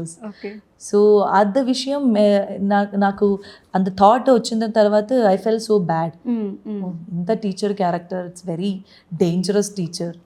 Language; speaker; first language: Telugu; non-native, learner; Malayalam